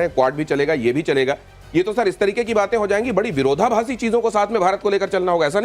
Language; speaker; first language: Hindi; native; Hindi